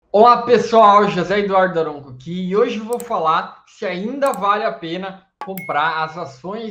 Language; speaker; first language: Portuguese; native; Portuguese